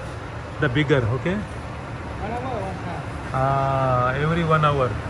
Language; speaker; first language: English; non-native, learner; Urdu